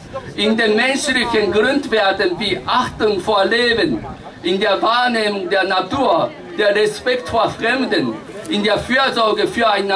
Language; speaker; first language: German; non-native, fluent; Japanese